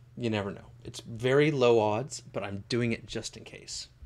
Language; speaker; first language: English; native; English